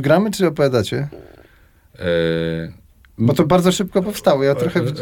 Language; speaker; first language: Polish; native; Polish